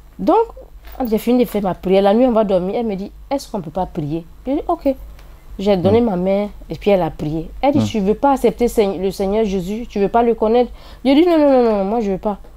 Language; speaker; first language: French; non-native, local second language; Dyula